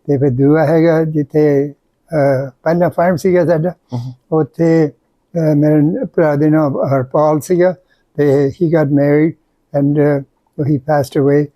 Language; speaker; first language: Punjabi; early bilingual, heritage; Punjabi